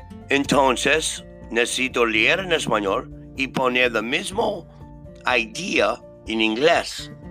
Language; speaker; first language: Spanish; non-native, learner; English